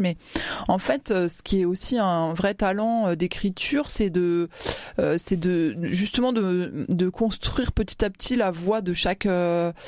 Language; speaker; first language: French; native; French